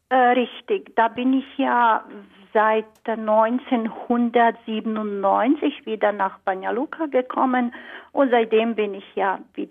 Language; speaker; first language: German; non-native, fluent; Croatian